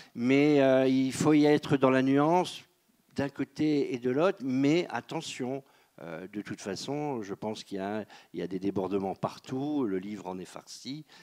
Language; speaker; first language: French; native; French